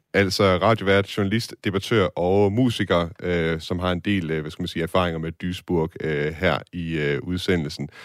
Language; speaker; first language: Danish; native; Danish